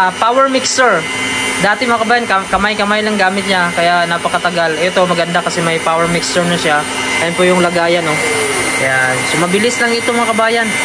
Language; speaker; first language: Filipino; native; Filipino